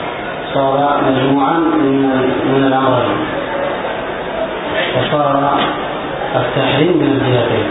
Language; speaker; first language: Arabic; native; Arabic